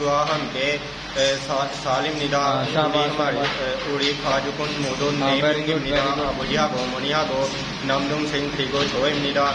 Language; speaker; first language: Korean; non-native, learner; Punjabi